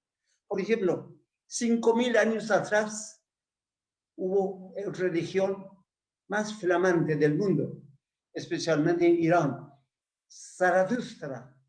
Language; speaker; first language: Spanish; non-native, fluent; Persian